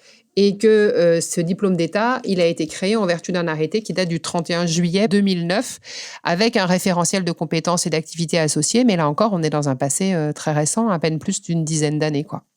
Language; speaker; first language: French; native; French